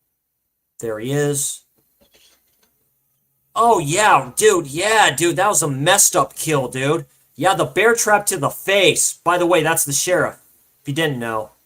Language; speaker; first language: English; native; English